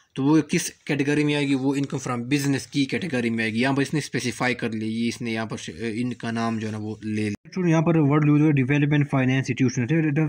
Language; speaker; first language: Urdu; native; Urdu